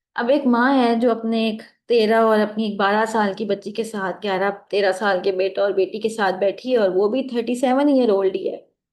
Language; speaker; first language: Urdu; native; Urdu